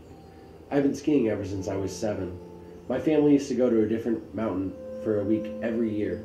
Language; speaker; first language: English; native; English